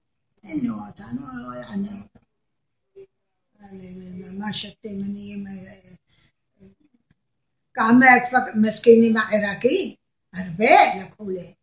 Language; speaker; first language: Hebrew; non-native, learner; Arabic